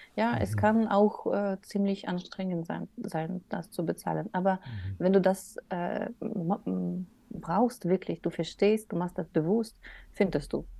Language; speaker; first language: German; non-native, learner; Russian